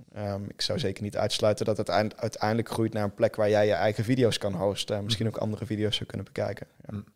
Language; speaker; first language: Dutch; native; Dutch